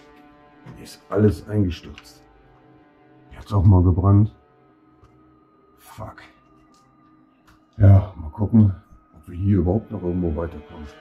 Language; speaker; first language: German; native; German